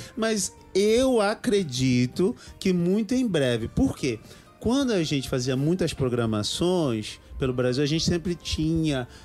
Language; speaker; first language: Portuguese; native; Portuguese